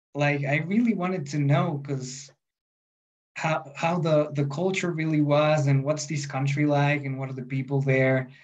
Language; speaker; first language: English; non-native, fluent; Spanish